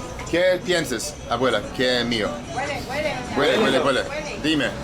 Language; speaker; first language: Spanish; non-native, learner; English